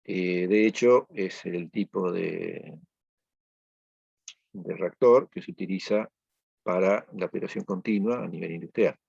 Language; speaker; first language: Spanish; native; Spanish